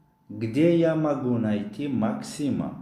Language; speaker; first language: Russian; non-native, local second language; Tajik